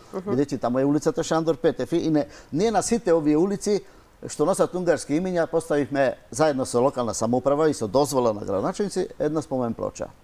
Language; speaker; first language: Macedonian; non-native, fluent; Hungarian